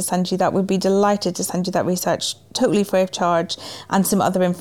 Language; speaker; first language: English; native; English